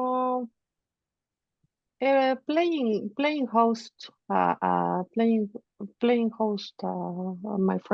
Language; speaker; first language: English; non-native, fluent; Spanish